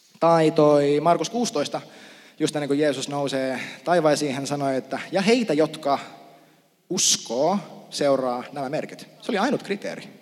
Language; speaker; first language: Finnish; native; Finnish